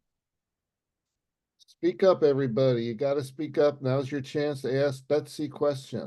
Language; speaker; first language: English; native; English